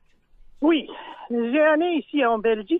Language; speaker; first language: French; non-native, local second language; Dutch